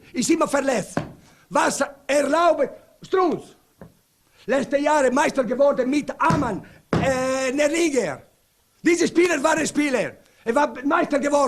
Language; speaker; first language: German; non-native, learner; Italian